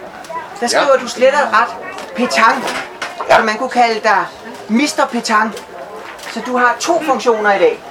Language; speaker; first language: Danish; native; Danish